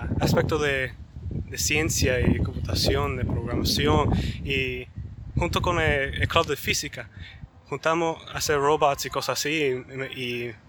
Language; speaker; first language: Spanish; early bilingual, heritage; Spanish